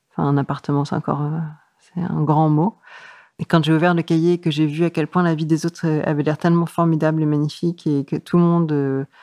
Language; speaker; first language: French; native; French